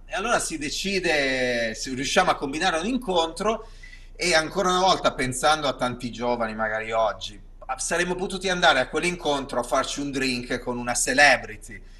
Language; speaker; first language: Italian; native; Italian